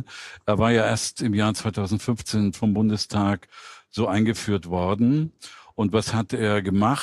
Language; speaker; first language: German; native; German